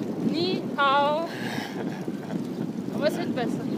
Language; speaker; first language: German; non-native, fluent; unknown